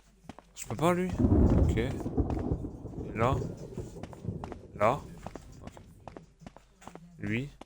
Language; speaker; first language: French; native; French